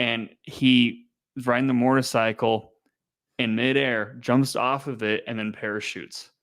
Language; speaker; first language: English; native; English